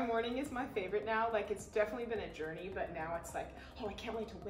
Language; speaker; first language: English; native; English